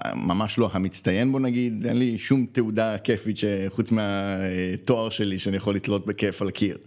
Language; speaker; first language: Hebrew; early bilingual, other home language; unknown